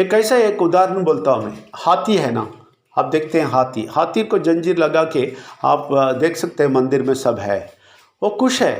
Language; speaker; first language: Hindi; non-native, local second language; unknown